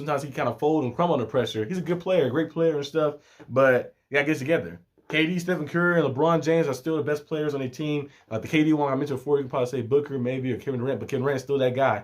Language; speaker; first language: English; native; English